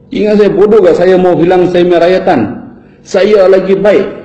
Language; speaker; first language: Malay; non-native, fluent; Bangla